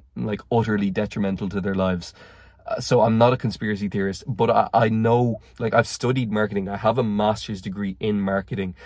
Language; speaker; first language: English; native; English